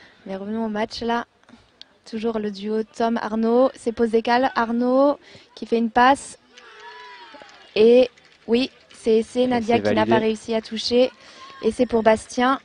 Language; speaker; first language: French; native; French